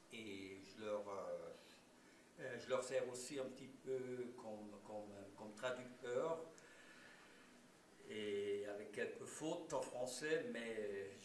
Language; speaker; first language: French; non-native, local second language; German